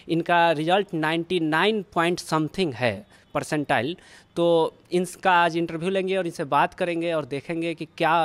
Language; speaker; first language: Hindi; native; Hindi